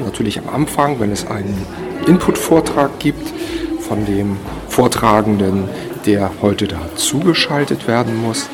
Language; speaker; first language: German; native; German